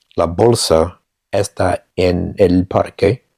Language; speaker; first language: Spanish; non-native, learner; English